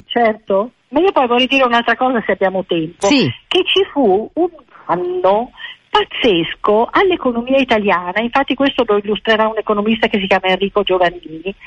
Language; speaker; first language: Italian; native; Italian